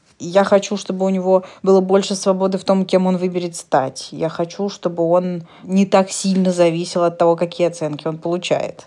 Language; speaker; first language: Russian; native; Russian